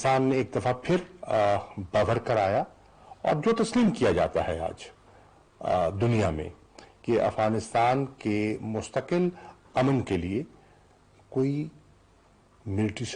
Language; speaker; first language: Urdu; native; Urdu